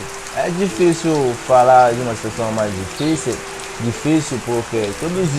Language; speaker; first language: Portuguese; non-native, fluent; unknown